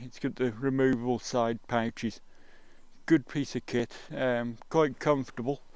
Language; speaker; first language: English; native; English